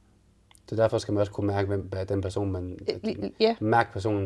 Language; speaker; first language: Danish; native; Danish